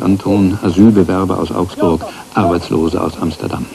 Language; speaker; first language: German; native; German